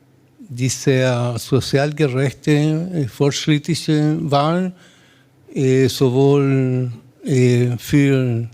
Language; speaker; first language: German; non-native, learner; Spanish